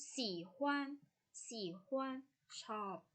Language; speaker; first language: Chinese; non-native, fluent; Thai